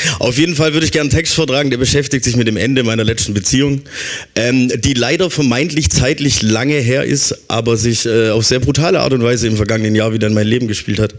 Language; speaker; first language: German; native; German